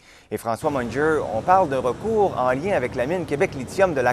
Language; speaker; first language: French; native; French